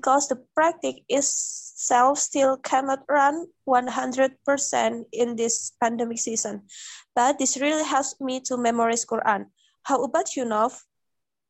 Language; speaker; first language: English; non-native, learner; Indonesian